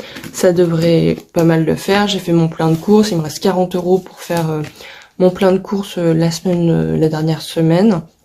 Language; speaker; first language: French; native; French